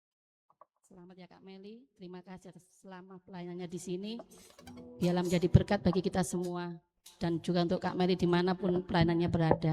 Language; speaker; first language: Indonesian; native; Indonesian